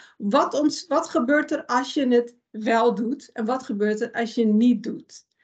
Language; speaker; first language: Dutch; early bilingual, other home language; Persian